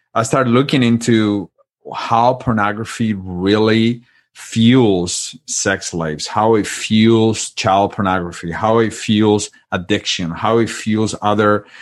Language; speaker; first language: English; non-native, fluent; Spanish